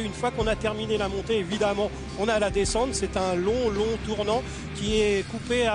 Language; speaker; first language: French; native; French